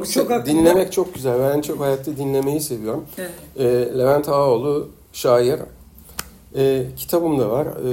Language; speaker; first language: Turkish; native; Turkish